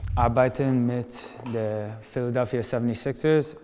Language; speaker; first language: German; non-native, learner; English